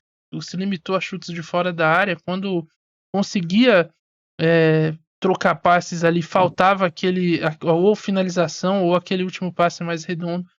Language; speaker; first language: Portuguese; native; Portuguese